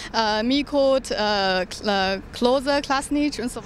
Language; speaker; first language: German; non-native, learner; Chinese